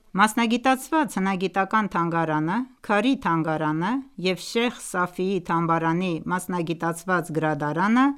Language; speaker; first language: Armenian; early bilingual, heritage; Armenian